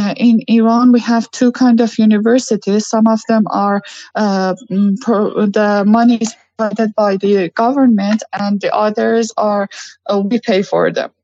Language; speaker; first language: English; non-native, learner; Persian